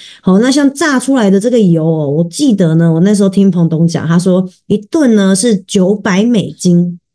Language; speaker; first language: Chinese; native; Chinese